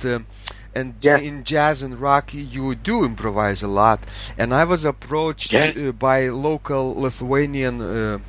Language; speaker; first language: English; non-native, fluent; Lithuanian